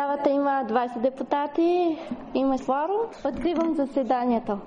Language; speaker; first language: Bulgarian; native; Bulgarian